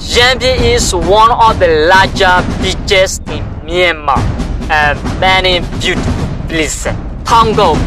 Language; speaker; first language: English; non-native, learner; Burmese